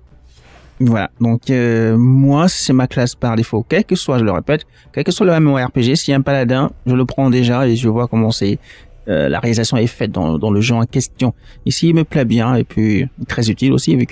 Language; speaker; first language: French; native; French